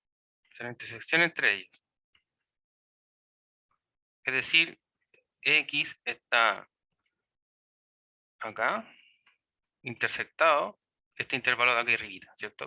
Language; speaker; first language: Spanish; native; Spanish